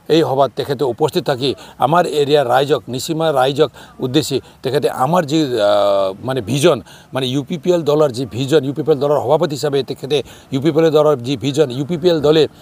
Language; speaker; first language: Assamese; non-native, local second language; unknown